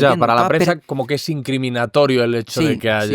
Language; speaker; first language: Spanish; native; Spanish